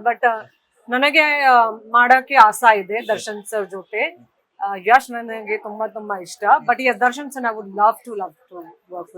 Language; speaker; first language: Kannada; non-native, learner; Hindi